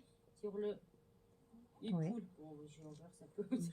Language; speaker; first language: French; non-native, learner; Mongolian